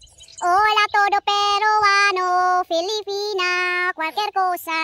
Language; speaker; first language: Spanish; non-native, learner; Cebuano